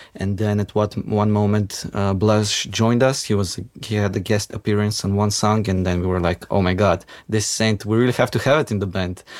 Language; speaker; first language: English; non-native, fluent; Macedonian